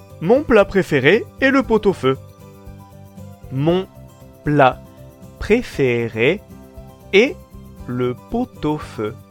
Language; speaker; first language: French; non-native, fluent; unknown